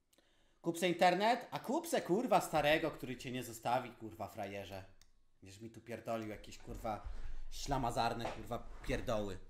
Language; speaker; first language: Polish; native; Polish